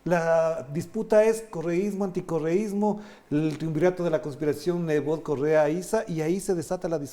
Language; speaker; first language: Spanish; native; Spanish